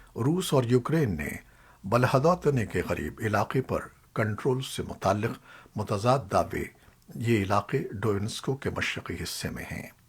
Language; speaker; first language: Urdu; native; Urdu